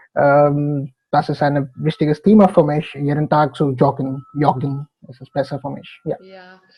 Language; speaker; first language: German; non-native, fluent; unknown